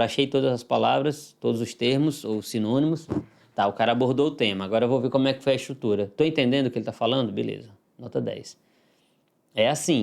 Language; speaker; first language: Portuguese; native; Portuguese